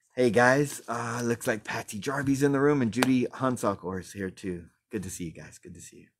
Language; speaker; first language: English; native; English